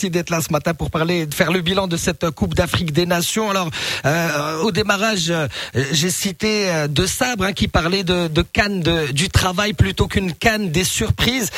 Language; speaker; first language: French; non-native, local second language; Arabic